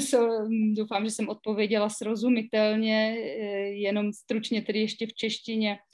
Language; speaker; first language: Czech; native; Czech